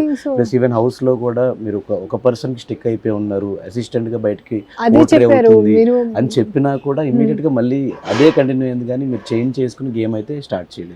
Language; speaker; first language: Telugu; native; Telugu